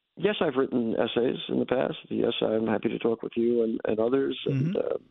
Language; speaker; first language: English; native; English